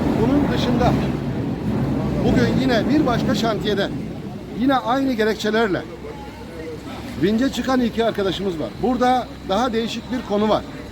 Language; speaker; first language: Turkish; native; Turkish